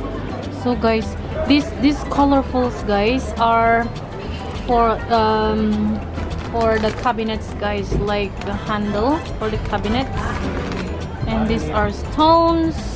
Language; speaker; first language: English; non-native, local second language; Filipino